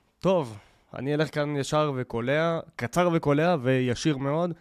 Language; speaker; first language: Hebrew; native; Hebrew